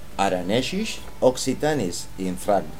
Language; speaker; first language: German; non-native, learner; Spanish